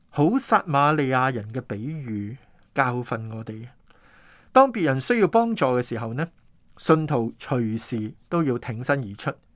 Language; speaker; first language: Chinese; non-native, local second language; Cantonese